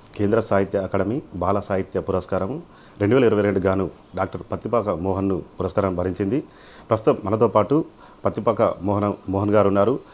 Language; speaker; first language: Telugu; native; Telugu